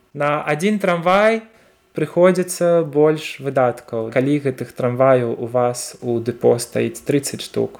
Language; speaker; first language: Belarusian; non-native, local second language; Russian